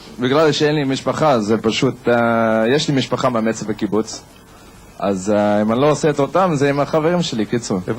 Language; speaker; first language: Hebrew; non-native, learner; English